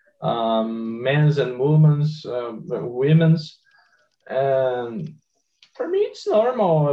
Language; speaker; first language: English; non-native, learner; Portuguese